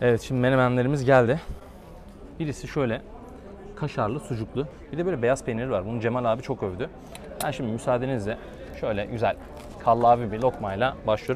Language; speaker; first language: Turkish; native; Turkish